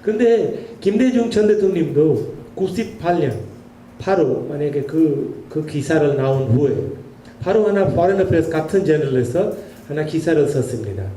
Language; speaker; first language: Korean; non-native, learner; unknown